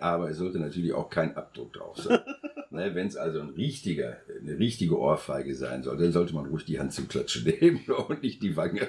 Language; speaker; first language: German; native; German